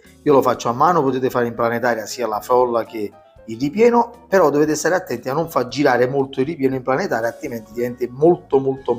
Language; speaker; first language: Italian; native; Italian